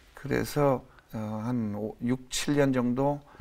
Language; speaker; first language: Korean; native; Korean